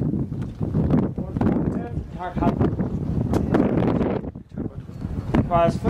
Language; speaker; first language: German; non-native, learner; Danish